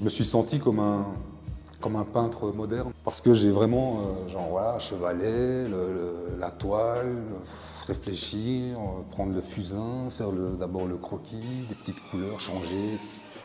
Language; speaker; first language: French; native; French